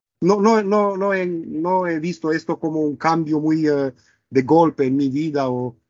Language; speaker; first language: Spanish; non-native, fluent; Romanian